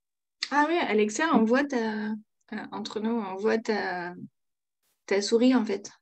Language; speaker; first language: French; native; French